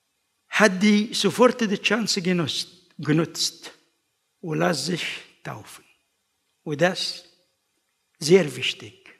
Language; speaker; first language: German; non-native, learner; Arabic